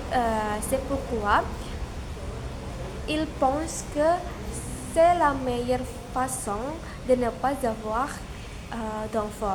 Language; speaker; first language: French; non-native, learner; Indonesian